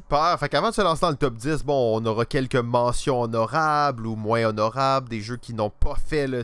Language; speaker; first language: French; native; French